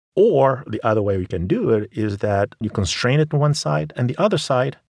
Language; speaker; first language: English; non-native, fluent; Arabic